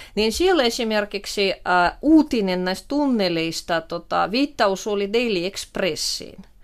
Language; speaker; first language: Finnish; non-native, fluent; Russian